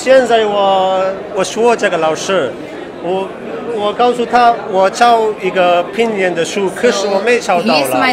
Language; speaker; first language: Chinese; non-native, learner; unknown